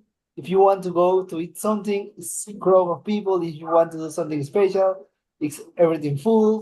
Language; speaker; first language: English; non-native, learner; Spanish